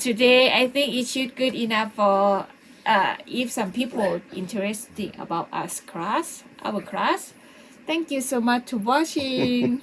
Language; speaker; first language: English; non-native, learner; Thai